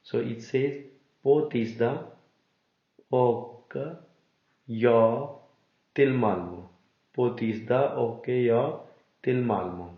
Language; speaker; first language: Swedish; non-native, learner; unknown